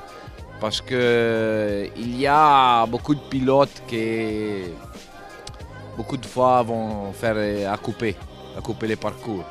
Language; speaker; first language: French; non-native, fluent; Italian